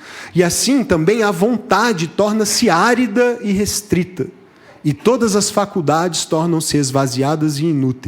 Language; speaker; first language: Portuguese; native; Portuguese